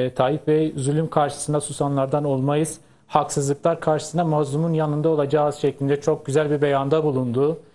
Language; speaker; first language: Turkish; non-native, local second language; Kurdish